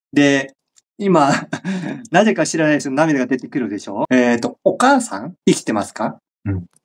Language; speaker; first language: Japanese; non-native, fluent; Korean